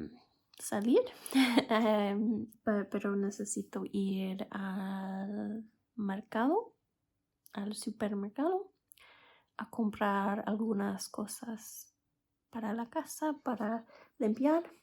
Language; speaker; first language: Spanish; non-native, fluent; English